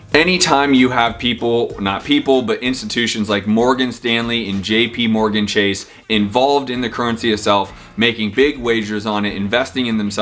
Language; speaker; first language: English; native; English